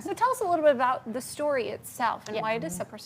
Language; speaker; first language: English; native; English